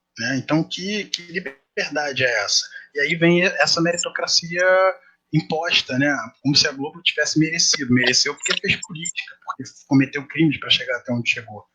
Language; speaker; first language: Portuguese; native; Portuguese